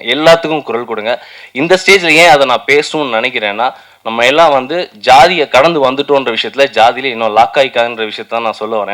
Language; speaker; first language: Tamil; native; Tamil